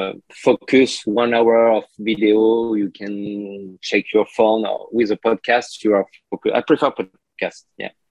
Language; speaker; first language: English; non-native, learner; French